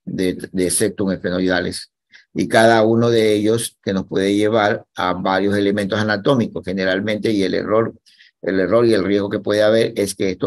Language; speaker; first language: Spanish; native; Spanish